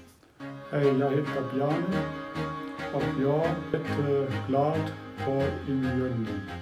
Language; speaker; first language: Swedish; non-native, learner; German